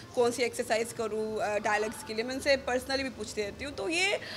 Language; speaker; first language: Hindi; native; Hindi